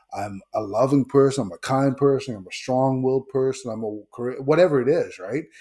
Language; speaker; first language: English; native; English